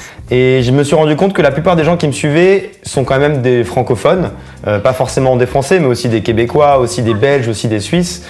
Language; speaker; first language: French; native; French